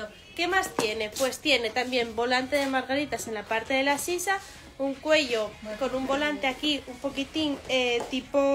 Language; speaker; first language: Spanish; native; Spanish